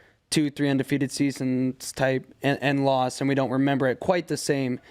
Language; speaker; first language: English; native; English